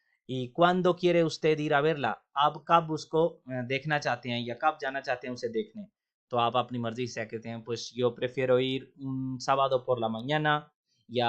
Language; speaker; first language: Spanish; non-native, fluent; Urdu